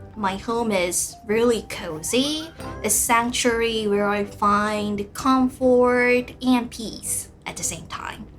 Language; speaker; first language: English; non-native, fluent; Korean